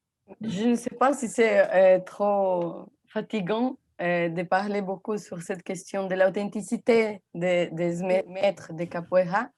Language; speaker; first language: French; non-native, fluent; Portuguese